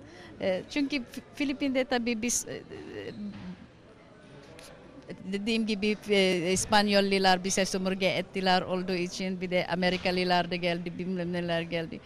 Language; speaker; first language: Turkish; non-native, fluent; Filipino